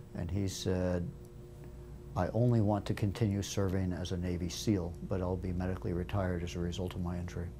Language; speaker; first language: English; native; English